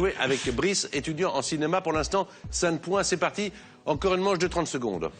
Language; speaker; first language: French; native; French